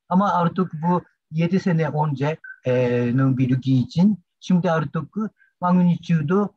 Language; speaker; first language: Turkish; non-native, learner; Japanese